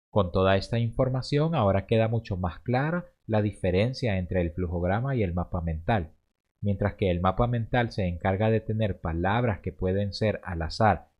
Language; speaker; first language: Spanish; native; Spanish